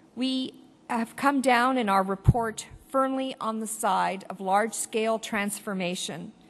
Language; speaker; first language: English; native; English